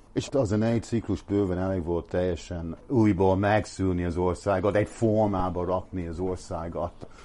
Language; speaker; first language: Hungarian; non-native, fluent; English